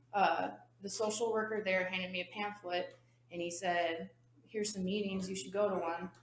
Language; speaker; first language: English; native; English